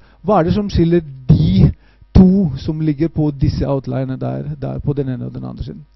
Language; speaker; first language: Norwegian; non-native, fluent; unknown